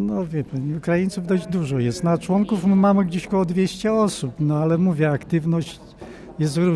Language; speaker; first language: Polish; non-native, local second language; Ukrainian